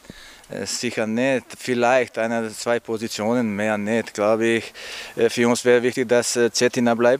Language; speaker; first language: German; non-native, learner; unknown